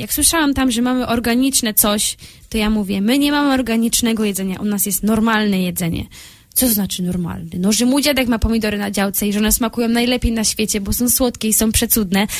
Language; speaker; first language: Polish; native; Polish